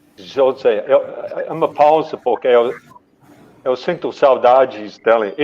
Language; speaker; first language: Portuguese; non-native, fluent; English